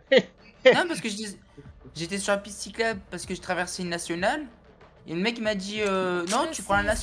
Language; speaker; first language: French; native; French